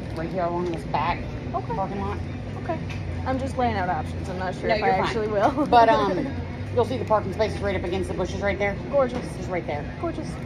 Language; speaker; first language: English; native; English